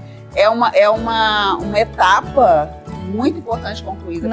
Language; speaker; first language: Portuguese; native; Portuguese